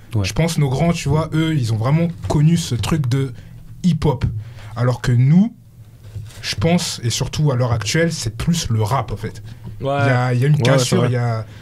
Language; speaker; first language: French; native; French